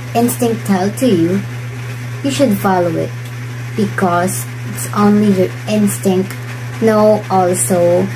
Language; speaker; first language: English; non-native, local second language; Cebuano